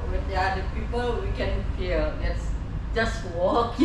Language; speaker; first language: English; non-native, local second language; Indonesian